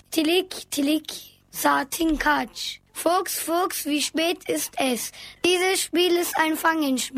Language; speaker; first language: German; early bilingual, other home language; Turkish